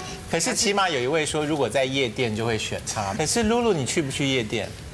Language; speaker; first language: Chinese; native; Chinese